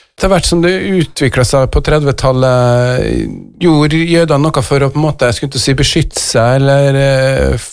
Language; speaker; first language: Norwegian; native; Norwegian